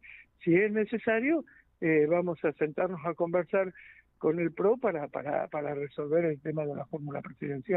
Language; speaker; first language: Spanish; native; Spanish